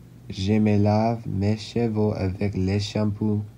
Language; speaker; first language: French; non-native, learner; English